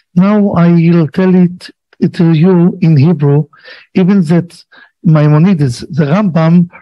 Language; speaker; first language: English; non-native, learner; Hebrew